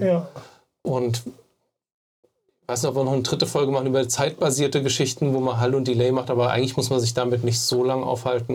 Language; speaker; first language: German; native; German